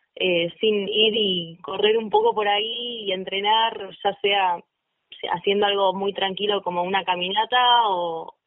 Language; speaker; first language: Spanish; native; Spanish